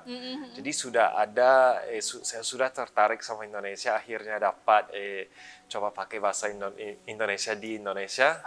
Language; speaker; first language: Indonesian; early bilingual, other home language; English